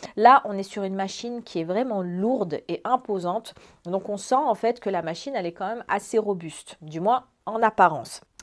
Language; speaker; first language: French; native; French